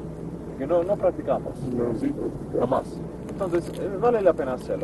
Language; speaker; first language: Spanish; non-native, learner; English